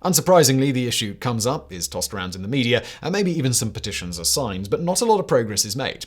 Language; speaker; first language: English; native; English